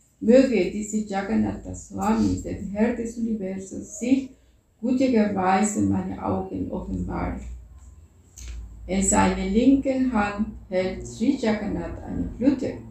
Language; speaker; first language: German; non-native, fluent; Spanish